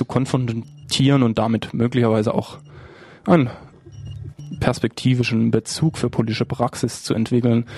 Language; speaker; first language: German; native; German